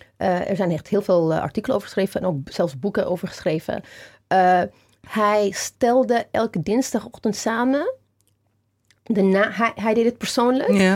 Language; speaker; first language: Dutch; non-native, fluent; Amharic